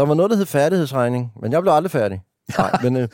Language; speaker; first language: Danish; native; Danish